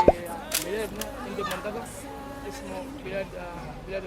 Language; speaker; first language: Arabic; non-native, learner; Indonesian